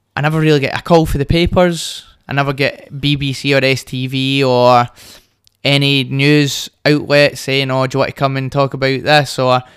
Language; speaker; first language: English; native; English